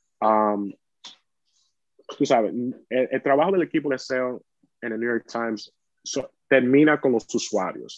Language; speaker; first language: Spanish; early bilingual, heritage; Spanish